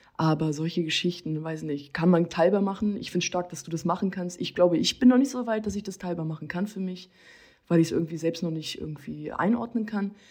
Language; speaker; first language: German; early bilingual, other home language; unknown